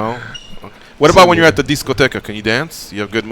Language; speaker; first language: English; native; English